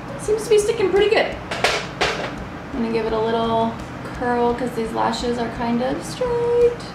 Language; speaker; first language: English; native; English